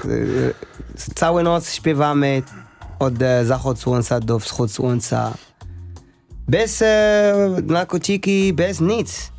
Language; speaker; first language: Polish; non-native, learner; Arabic